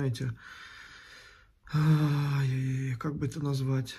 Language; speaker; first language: Russian; native; Russian